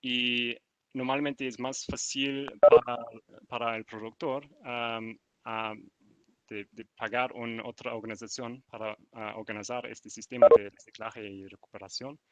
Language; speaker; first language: Spanish; non-native, learner; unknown